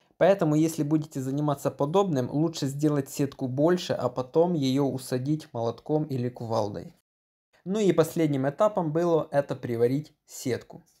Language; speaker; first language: Russian; non-native, local second language; Ukrainian